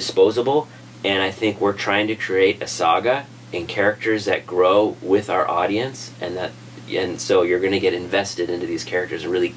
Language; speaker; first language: English; native; English